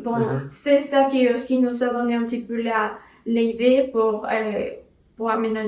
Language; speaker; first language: French; non-native, learner; Spanish